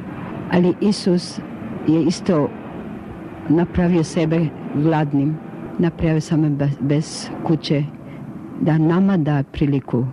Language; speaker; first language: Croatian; non-native, local second language; Albanian